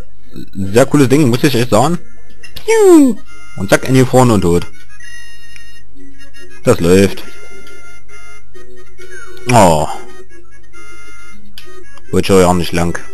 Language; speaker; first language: German; native; German